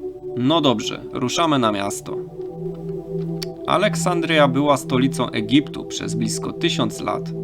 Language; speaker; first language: Polish; native; Polish